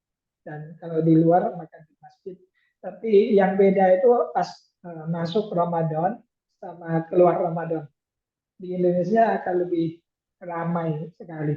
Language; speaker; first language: Indonesian; non-native, fluent; Thai